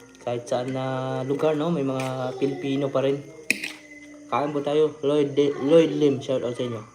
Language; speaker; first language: Filipino; non-native, local second language; Cebuano